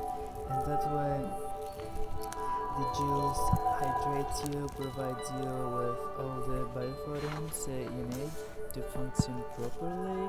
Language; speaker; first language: English; non-native, fluent; Greek